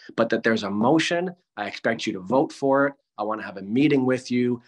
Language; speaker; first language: English; native; English